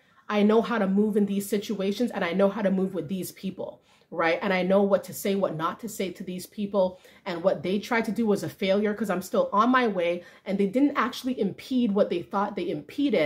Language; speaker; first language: English; native; English